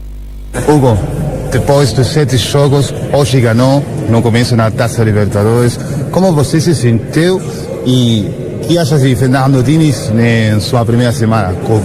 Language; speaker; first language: Portuguese; non-native, learner; Spanish